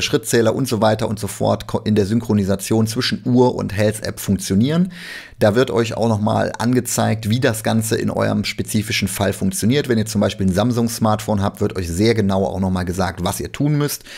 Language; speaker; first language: German; native; German